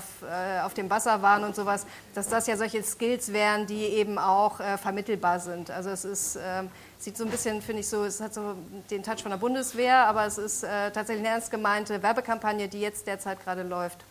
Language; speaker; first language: German; native; German